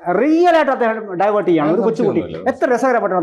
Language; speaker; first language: Malayalam; native; Malayalam